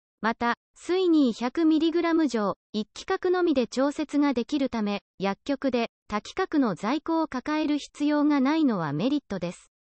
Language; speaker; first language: Japanese; native; Japanese